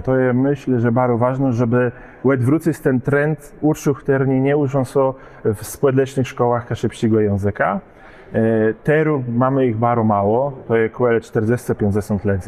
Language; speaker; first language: Polish; non-native, local second language; Kashubian